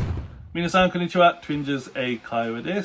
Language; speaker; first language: Japanese; non-native, learner; English